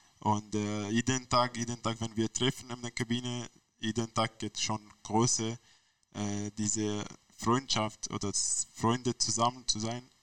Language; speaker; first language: German; non-native, learner; Arabic